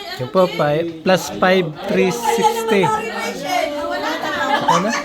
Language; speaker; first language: Filipino; native; Filipino